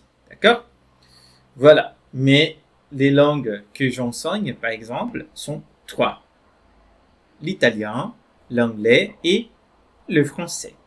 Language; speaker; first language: French; non-native, fluent; Portuguese